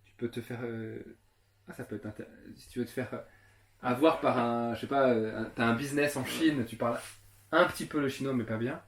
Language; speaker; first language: French; native; French